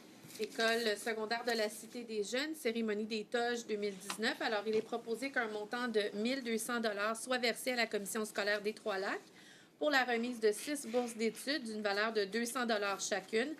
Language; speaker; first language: French; native; French